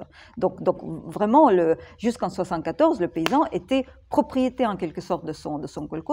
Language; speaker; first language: French; non-native, fluent; Ukrainian